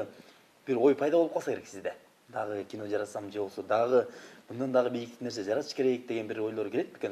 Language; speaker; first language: Kyrgyz; native; Kyrgyz